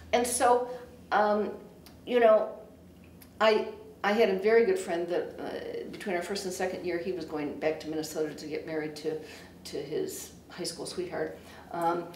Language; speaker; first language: English; native; English